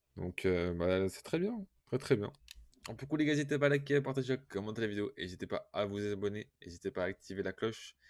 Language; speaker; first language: French; native; French